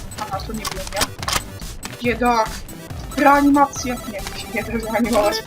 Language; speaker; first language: Polish; native; Polish